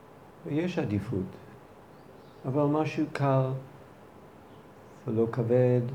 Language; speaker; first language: Hebrew; non-native, fluent; English